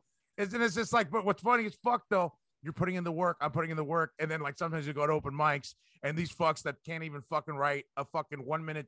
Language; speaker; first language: English; early bilingual, other home language; Spanish